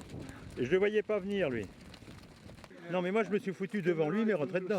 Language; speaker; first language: French; native; French